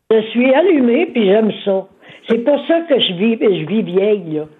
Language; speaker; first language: French; native; French